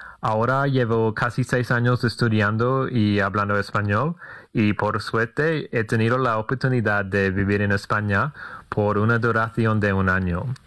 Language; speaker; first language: Spanish; non-native, fluent; English